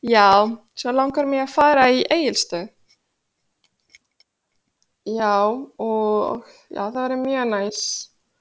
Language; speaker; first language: Icelandic; non-native, fluent; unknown